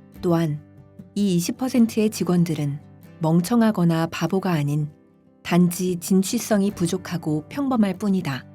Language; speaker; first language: Korean; native; Korean